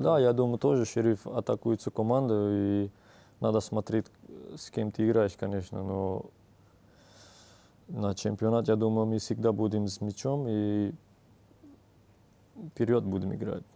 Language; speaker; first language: Russian; non-native, learner; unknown